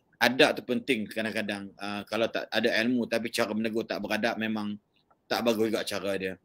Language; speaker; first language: Malay; native; Malay